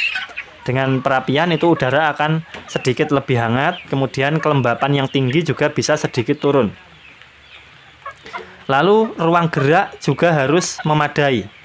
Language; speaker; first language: Indonesian; native; Indonesian